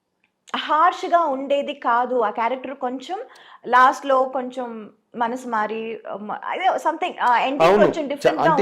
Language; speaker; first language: Telugu; non-native, local second language; Tamil